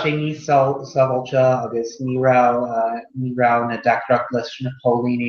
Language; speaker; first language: Irish; non-native, learner; English